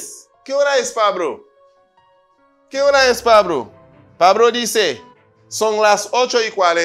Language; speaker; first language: Spanish; non-native, fluent; Haitian Creole